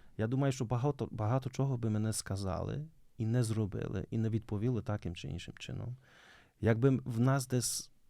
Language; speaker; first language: Ukrainian; native; Ukrainian